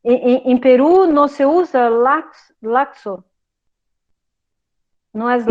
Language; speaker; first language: Spanish; non-native, learner; Portuguese